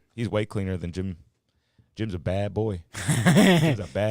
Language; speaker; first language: English; native; English